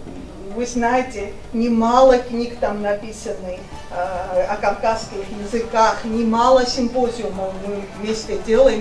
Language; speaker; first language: Russian; non-native, fluent; Georgian